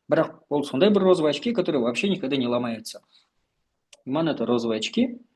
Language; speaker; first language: Russian; non-native, local second language; Kazakh